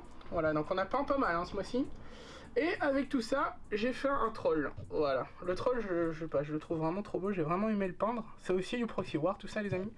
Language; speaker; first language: French; native; French